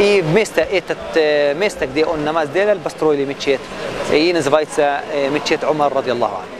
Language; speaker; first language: Russian; non-native, learner; Arabic